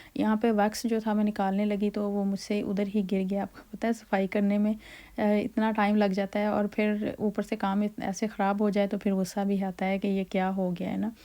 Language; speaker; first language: Urdu; native; Urdu